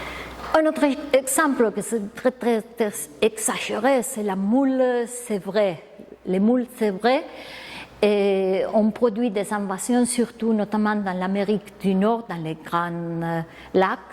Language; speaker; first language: French; non-native, fluent; Spanish